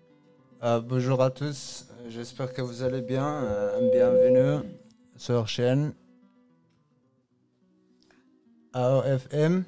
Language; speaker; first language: French; non-native, learner; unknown